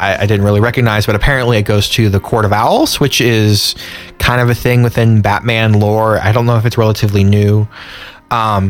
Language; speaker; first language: English; native; English